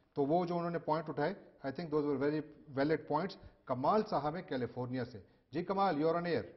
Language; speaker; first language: Urdu; native; Urdu